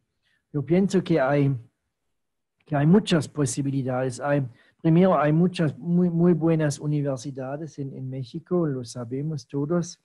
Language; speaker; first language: Spanish; non-native, fluent; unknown